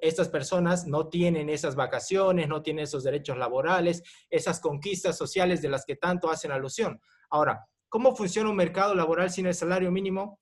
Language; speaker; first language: Spanish; native; Spanish